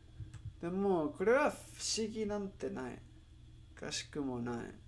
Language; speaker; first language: Japanese; non-native, learner; Spanish